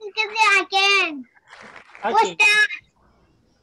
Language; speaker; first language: English; non-native, learner; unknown